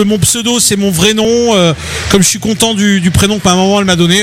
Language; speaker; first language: French; native; French